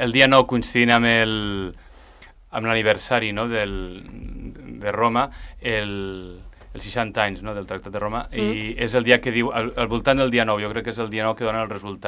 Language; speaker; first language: Catalan; native; Catalan